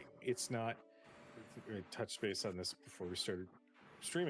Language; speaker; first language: English; native; English